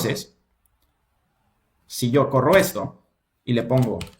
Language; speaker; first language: Spanish; native; Spanish